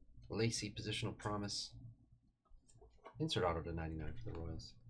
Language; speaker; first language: English; native; English